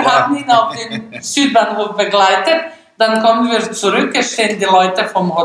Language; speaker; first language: German; non-native, fluent; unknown